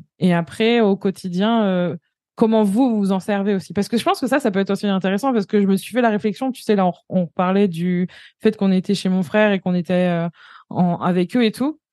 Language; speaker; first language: French; native; French